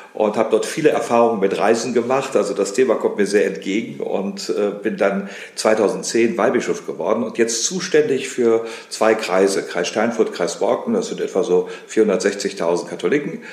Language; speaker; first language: German; native; German